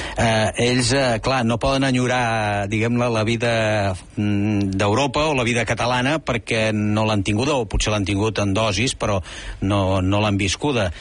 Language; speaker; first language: Catalan; native; Catalan